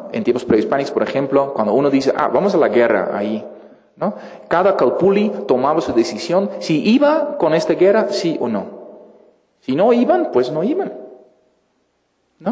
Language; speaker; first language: Spanish; non-native, fluent; Dutch